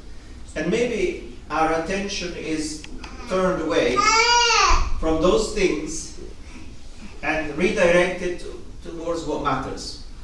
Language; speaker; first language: English; non-native, fluent; Italian